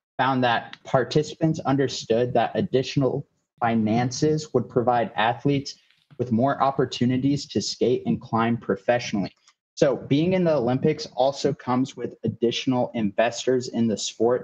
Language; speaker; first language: English; native; English